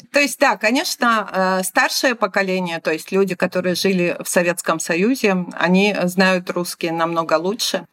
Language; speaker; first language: Russian; non-native, local second language; Georgian